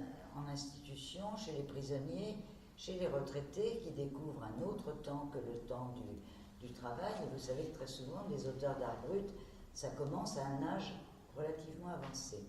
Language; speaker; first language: French; native; French